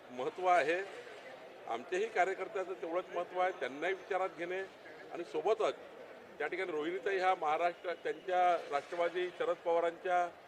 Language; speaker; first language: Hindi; non-native, local second language; Marathi